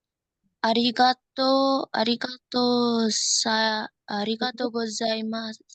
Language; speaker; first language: Japanese; non-native, learner; Indonesian